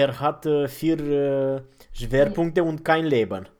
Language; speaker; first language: German; non-native, fluent; Romanian